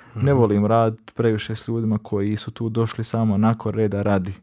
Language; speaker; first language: Croatian; native; Croatian